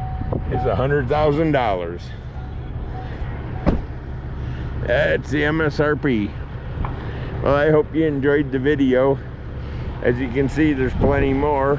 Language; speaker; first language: English; native; English